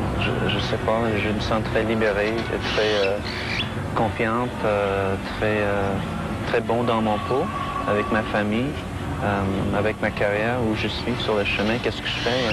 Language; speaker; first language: French; non-native, fluent; English